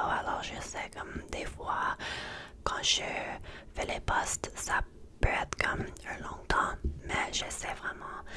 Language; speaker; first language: French; non-native, learner; English